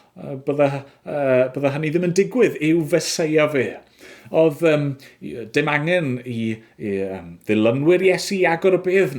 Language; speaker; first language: Welsh; native; Welsh